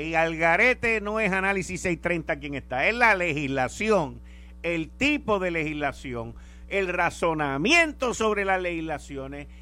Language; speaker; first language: Spanish; native; Spanish